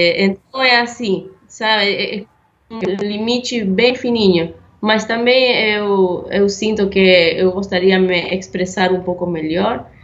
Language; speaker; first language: Portuguese; non-native, fluent; Spanish